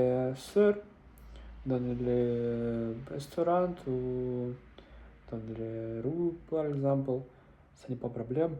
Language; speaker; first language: French; non-native, learner; Russian